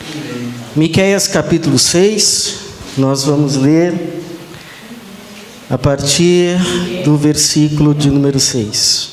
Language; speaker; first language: Portuguese; native; Portuguese